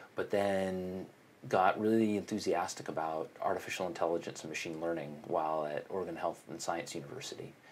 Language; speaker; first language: English; native; English